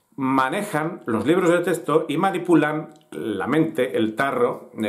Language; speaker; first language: Spanish; native; Spanish